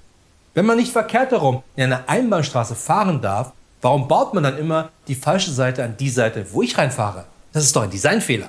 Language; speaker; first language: German; native; German